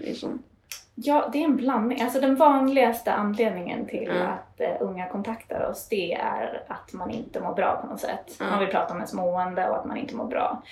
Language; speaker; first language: Swedish; native; Swedish